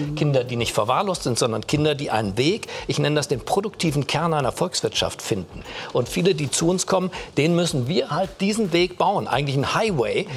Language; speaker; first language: German; native; German